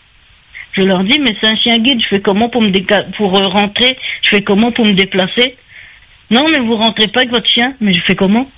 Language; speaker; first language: French; native; French